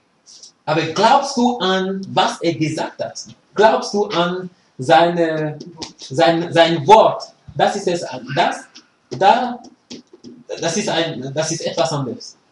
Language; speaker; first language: German; non-native, fluent; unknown